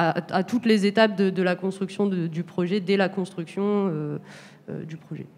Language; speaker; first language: French; native; French